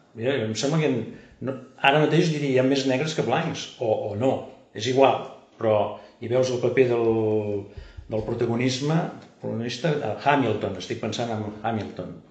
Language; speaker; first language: Catalan; native; Catalan